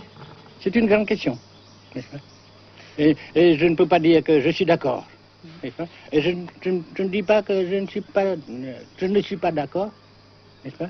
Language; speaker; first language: French; non-native, fluent; Vietnamese